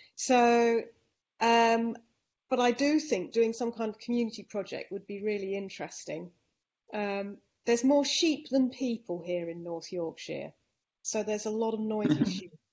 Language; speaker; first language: English; non-native, fluent; Dutch